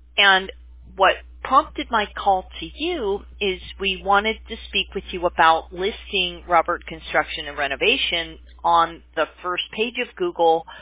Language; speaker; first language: English; native; English